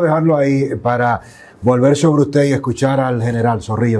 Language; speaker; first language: Spanish; native; Spanish